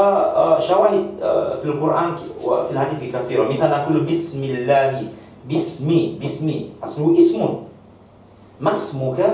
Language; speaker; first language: Arabic; non-native, fluent; Malay